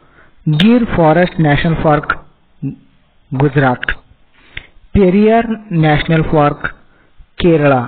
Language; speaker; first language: Kannada; native; Kannada